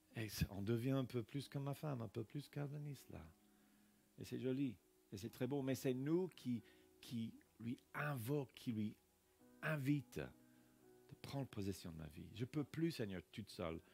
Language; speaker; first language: French; non-native, fluent; English